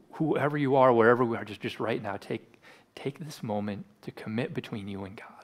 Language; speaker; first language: English; native; English